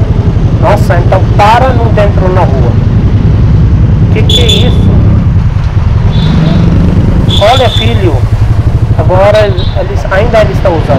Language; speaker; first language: Portuguese; non-native, fluent; Hindi